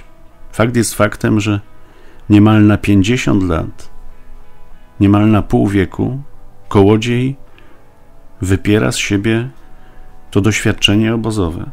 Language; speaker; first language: Polish; native; Polish